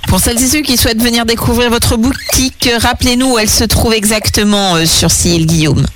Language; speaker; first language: French; native; French